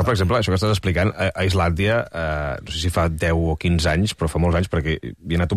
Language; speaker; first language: Catalan; native; Catalan